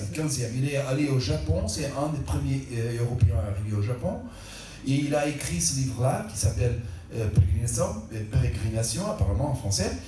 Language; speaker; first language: French; non-native, local second language; Portuguese